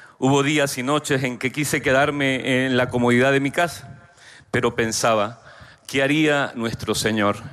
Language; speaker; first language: Spanish; native; Spanish